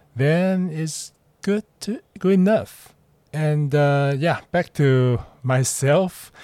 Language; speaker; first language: English; non-native, fluent; Chinese